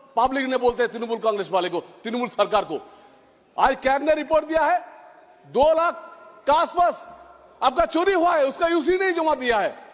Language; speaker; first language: Hindi; non-native, local second language; Bangla